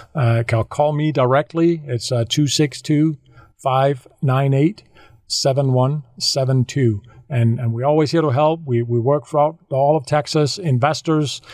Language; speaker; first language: English; non-native, fluent; Danish